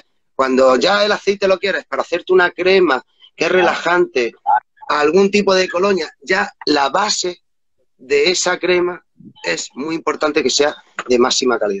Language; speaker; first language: Spanish; native; Spanish